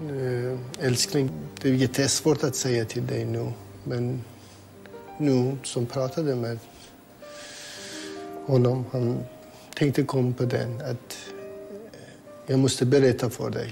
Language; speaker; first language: Swedish; non-native, learner; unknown